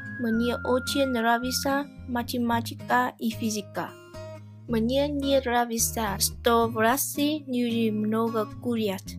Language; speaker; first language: Russian; non-native, learner; Vietnamese